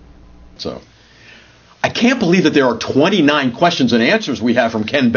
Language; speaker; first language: English; native; English